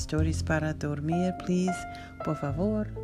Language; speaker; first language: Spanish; non-native, learner; English